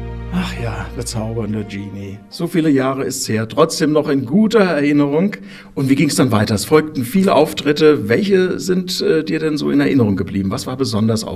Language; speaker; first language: German; native; German